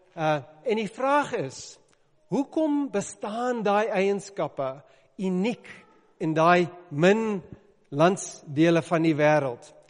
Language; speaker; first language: Afrikaans; non-native, local second language; English